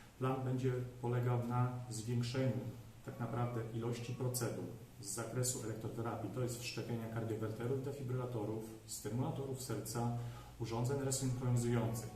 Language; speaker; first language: Polish; native; Polish